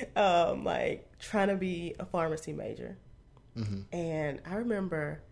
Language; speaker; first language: English; native; English